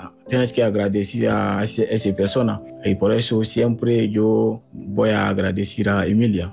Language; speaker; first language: Spanish; non-native, learner; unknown